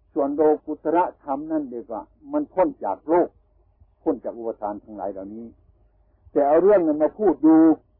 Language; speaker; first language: Thai; native; Thai